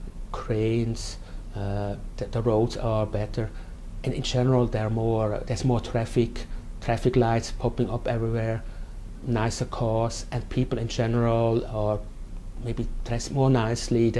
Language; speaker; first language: English; non-native, fluent; German